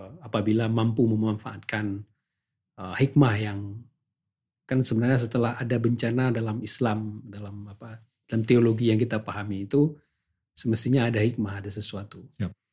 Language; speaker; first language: Indonesian; non-native, local second language; Achinese